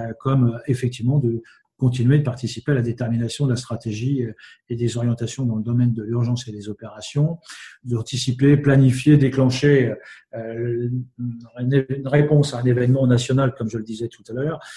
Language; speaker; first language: French; native; French